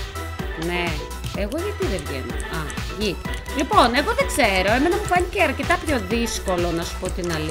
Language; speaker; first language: Greek; native; Greek